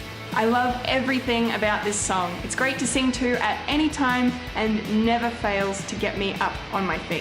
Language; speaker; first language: English; native; English